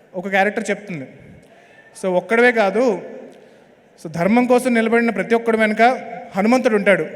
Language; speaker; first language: Telugu; native; Telugu